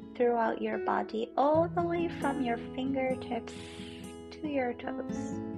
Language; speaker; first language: English; non-native, fluent; Japanese